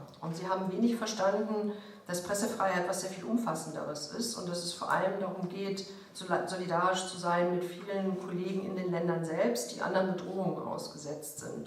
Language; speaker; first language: German; native; German